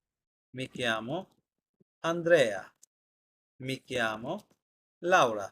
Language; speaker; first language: Italian; non-native, fluent; Bangla